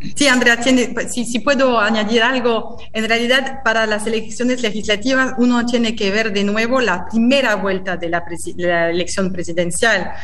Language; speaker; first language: Spanish; non-native, fluent; French